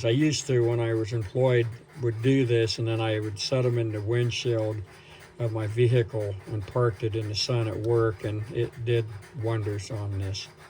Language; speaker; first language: English; native; English